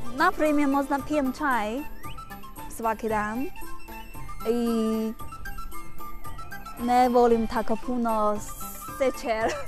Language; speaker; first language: Bosnian; non-native, learner; Chinese